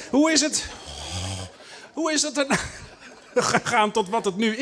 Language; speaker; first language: Dutch; native; Dutch